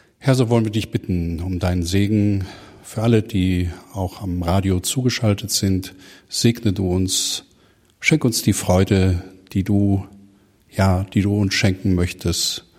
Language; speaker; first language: German; native; German